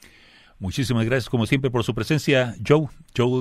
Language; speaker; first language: Spanish; native; Spanish